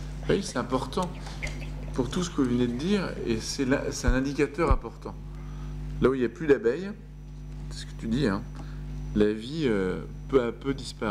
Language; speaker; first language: French; native; French